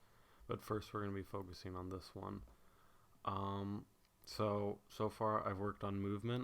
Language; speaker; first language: English; native; English